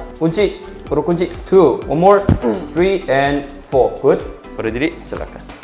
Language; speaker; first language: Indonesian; non-native, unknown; Korean